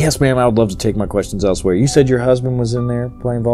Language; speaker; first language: English; native; English